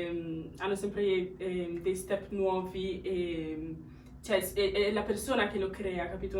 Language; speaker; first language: Italian; early bilingual, other home language; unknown